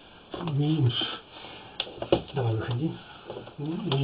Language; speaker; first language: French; non-native, learner; Russian